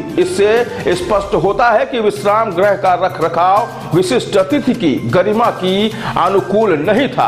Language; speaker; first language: Hindi; native; Hindi